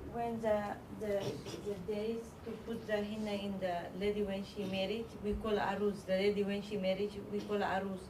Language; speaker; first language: English; non-native, learner; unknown